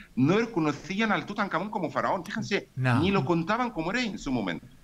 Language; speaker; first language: Spanish; non-native, fluent; Arabic